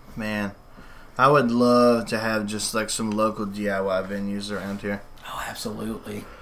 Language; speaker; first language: English; native; English